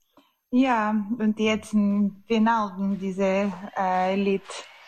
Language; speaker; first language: German; non-native, learner; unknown